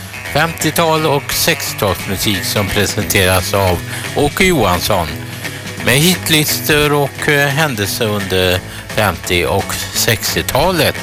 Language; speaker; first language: Swedish; native; Swedish